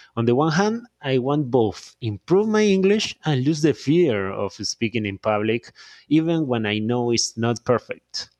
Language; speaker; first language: English; non-native, fluent; Spanish